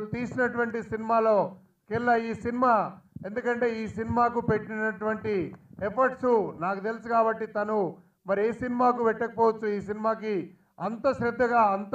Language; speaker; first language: Telugu; native; Telugu